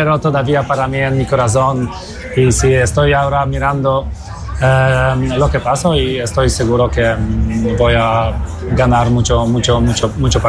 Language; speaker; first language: Spanish; non-native, learner; Polish